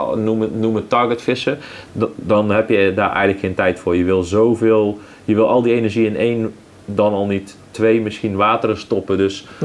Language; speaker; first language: Dutch; native; Dutch